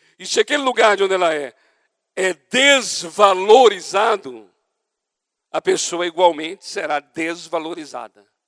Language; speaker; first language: Portuguese; native; Portuguese